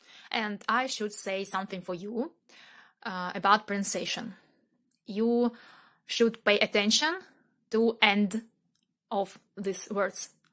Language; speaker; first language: English; non-native, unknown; Russian